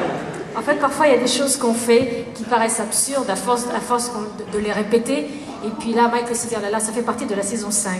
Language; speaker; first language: French; native; French